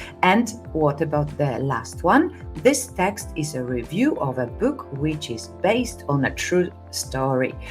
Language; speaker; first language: English; non-native, fluent; Polish